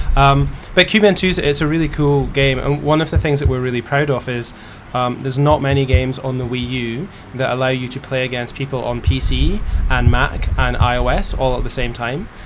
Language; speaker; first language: English; native; English